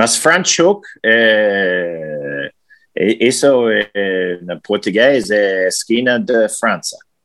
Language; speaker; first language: Portuguese; non-native, learner; English